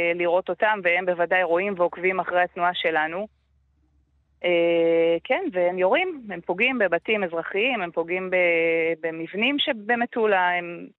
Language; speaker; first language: Hebrew; native; Hebrew